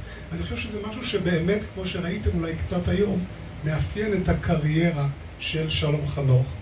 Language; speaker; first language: Hebrew; native; Hebrew